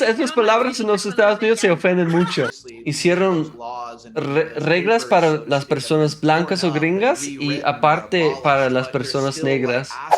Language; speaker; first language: Spanish; non-native, fluent; English